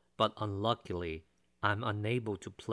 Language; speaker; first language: English; non-native, fluent; Chinese